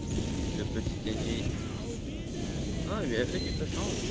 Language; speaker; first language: French; native; French